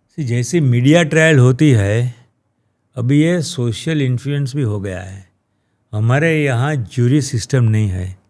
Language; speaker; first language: Hindi; non-native, local second language; Gujarati